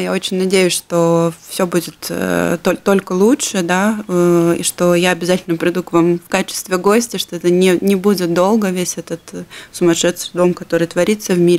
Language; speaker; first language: Russian; native; Russian